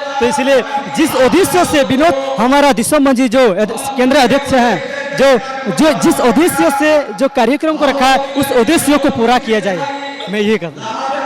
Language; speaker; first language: Hindi; non-native, fluent; Santali